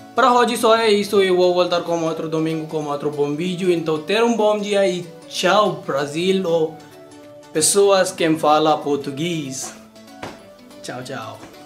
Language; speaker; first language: Portuguese; non-native, learner; Hindi